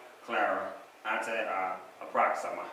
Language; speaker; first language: Portuguese; non-native, learner; English